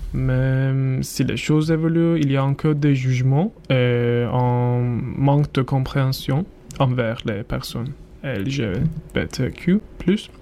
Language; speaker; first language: French; non-native, learner; Turkish